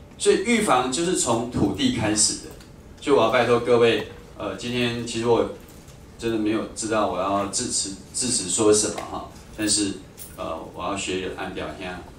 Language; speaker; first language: Chinese; native; Chinese